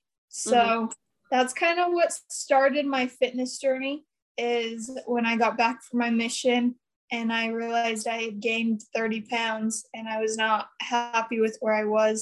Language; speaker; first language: English; native; English